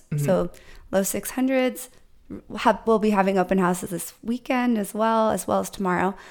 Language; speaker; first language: English; native; English